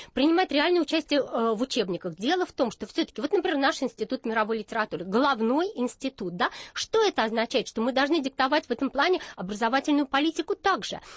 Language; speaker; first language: Russian; native; Russian